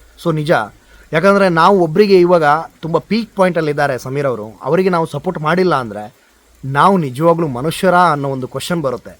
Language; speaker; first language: Kannada; non-native, local second language; Konkani